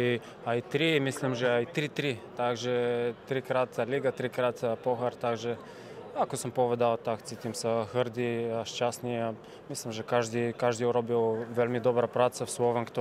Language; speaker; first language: Slovak; non-native, learner; Bulgarian